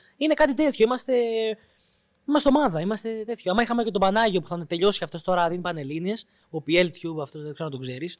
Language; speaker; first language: Greek; native; Greek